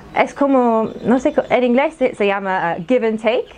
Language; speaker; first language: Spanish; non-native, fluent; English